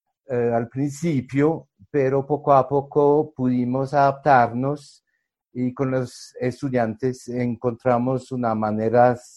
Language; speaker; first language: Spanish; non-native, fluent; French